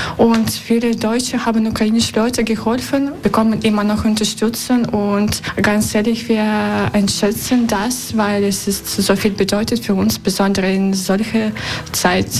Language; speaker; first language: German; non-native, learner; Russian